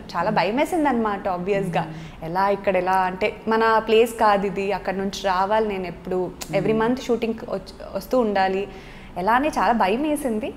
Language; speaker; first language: Telugu; non-native, local second language; Kannada